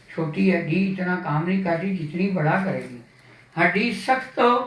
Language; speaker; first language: Hindi; non-native, local second language; Punjabi